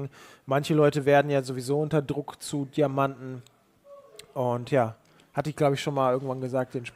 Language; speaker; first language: German; native; German